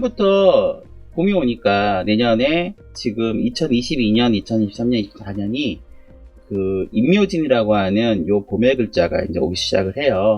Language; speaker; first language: Korean; native; Korean